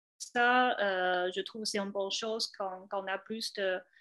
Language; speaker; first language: French; non-native, fluent; Chinese